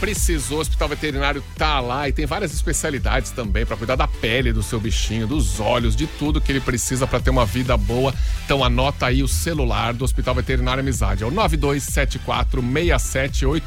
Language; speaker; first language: Portuguese; native; Portuguese